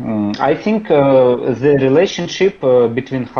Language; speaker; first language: English; non-native, learner; Russian